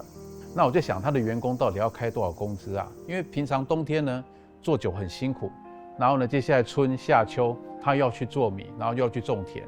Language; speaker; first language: Chinese; native; Chinese